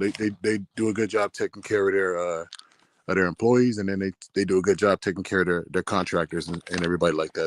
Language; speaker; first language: English; native; English